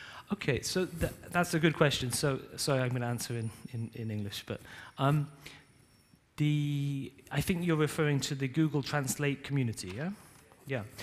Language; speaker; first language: English; native; English